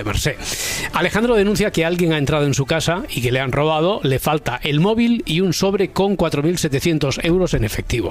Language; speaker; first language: Spanish; native; Spanish